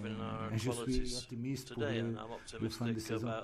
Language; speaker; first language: French; non-native, fluent; Portuguese